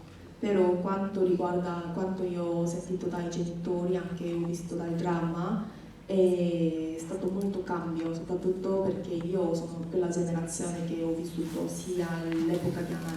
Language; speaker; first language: Italian; non-native, fluent; Korean